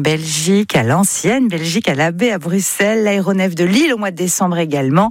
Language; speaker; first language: French; native; French